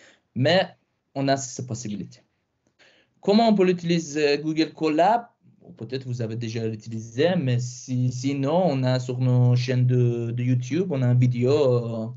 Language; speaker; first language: French; non-native, fluent; Persian